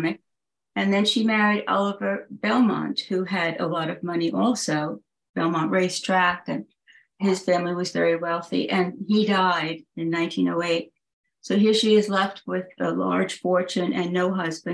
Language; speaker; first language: English; native; English